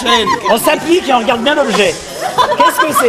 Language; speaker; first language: French; native; French